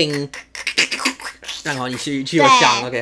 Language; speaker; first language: Chinese; non-native, learner; English